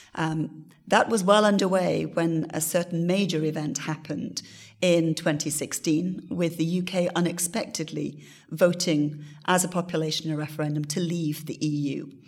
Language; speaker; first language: English; native; English